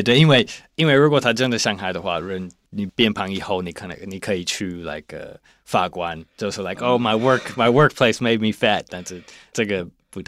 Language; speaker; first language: Chinese; non-native, learner; English